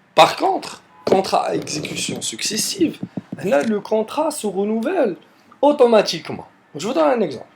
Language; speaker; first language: French; non-native, local second language; Arabic